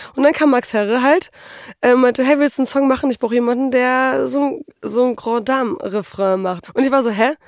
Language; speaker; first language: German; early bilingual, other home language; Polish